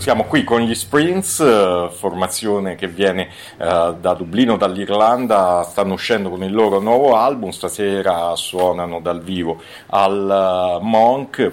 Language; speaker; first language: Italian; native; Italian